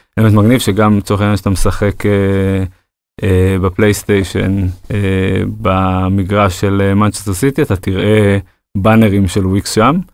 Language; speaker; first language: Hebrew; native; Hebrew